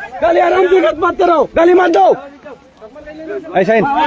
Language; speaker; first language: Hindi; non-native, learner; Bangla